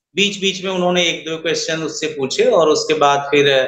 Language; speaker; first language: Hindi; native; Hindi